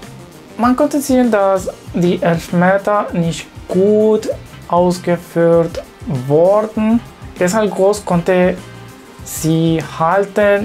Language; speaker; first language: German; non-native, learner; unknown